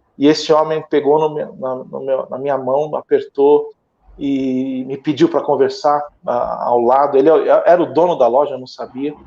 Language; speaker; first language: Portuguese; native; Portuguese